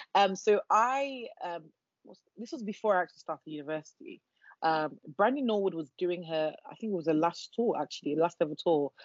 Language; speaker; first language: English; non-native, local second language; Yoruba